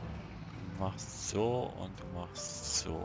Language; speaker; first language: German; native; German